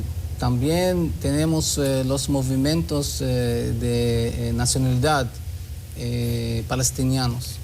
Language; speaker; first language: Spanish; non-native, learner; Hebrew